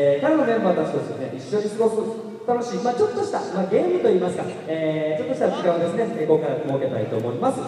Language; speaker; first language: Japanese; native; Japanese